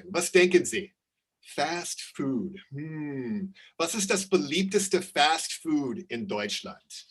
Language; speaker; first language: German; non-native, fluent; English